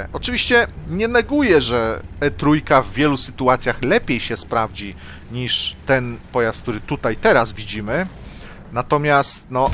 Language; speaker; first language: Polish; native; Polish